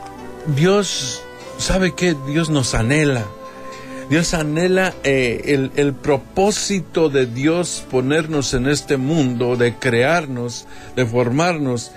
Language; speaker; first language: Spanish; native; Spanish